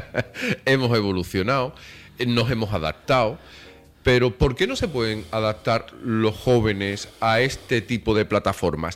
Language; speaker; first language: Spanish; native; Spanish